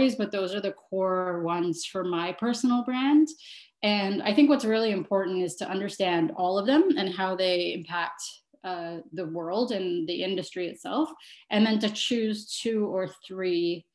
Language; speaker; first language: English; native; English